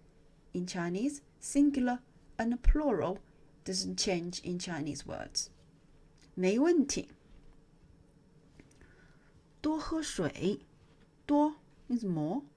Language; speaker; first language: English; non-native, fluent; Chinese